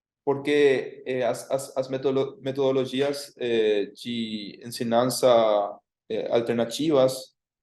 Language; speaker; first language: Portuguese; non-native, fluent; Spanish